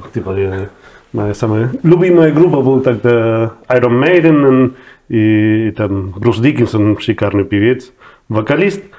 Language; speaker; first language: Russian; non-native, fluent; Spanish